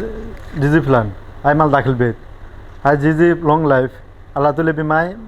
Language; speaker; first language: Arabic; non-native, learner; Bangla